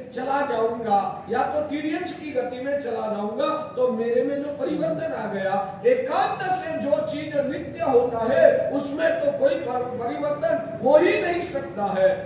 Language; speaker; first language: Hindi; non-native, local second language; Gujarati